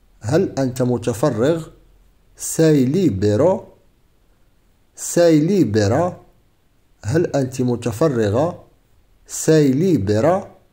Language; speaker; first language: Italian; non-native, fluent; Arabic